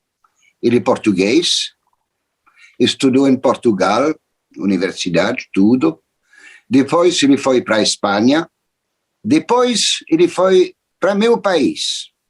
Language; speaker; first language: Portuguese; non-native, fluent; French